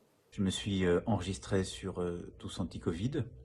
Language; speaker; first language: French; native; French